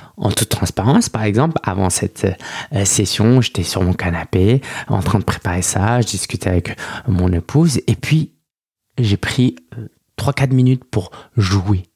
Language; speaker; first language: French; early bilingual, other home language; Chinese